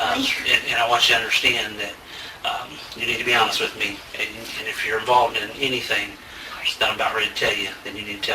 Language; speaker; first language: English; native; English